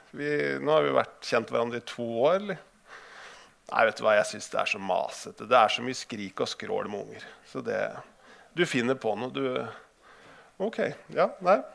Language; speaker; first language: Norwegian; native; Norwegian